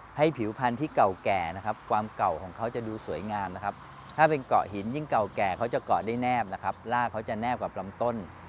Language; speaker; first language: Thai; native; Thai